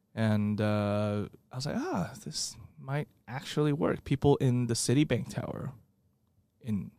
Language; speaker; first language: English; non-native, fluent; Chinese